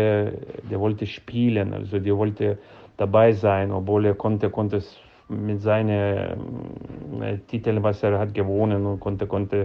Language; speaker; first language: German; non-native, learner; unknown